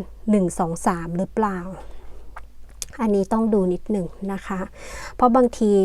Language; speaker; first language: Thai; native; Thai